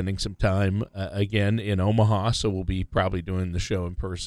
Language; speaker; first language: English; native; English